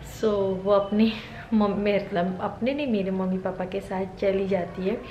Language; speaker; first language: Hindi; non-native, local second language; Marathi